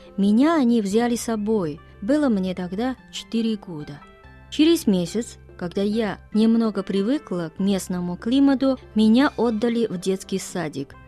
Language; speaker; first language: Russian; non-native, fluent; Chinese